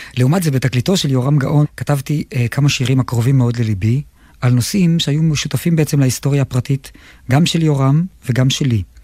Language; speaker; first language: Hebrew; native; Hebrew